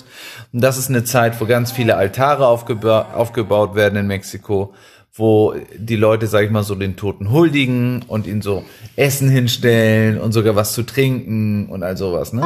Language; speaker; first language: German; non-native, fluent; Spanish